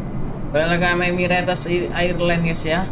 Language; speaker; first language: English; non-native, local second language; Indonesian